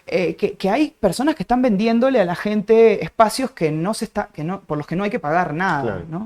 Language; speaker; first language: Spanish; native; Spanish